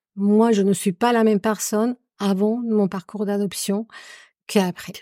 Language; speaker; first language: French; non-native, fluent; Spanish